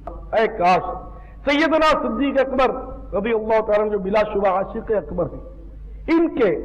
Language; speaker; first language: Urdu; native; Urdu